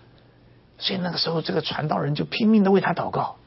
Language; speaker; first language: Chinese; native; Chinese